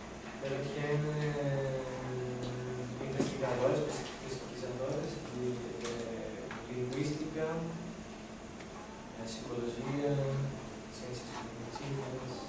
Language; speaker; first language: Spanish; non-native, fluent; Greek